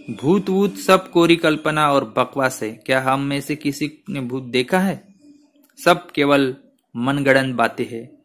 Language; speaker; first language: Hindi; non-native, local second language; Marathi